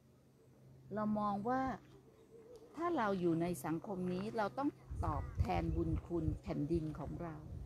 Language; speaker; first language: Thai; native; Thai